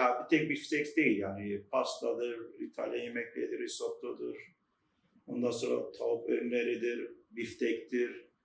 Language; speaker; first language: Turkish; native; Turkish